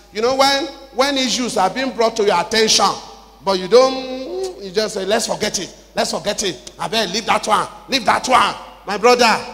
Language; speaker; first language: English; non-native, local second language; Yoruba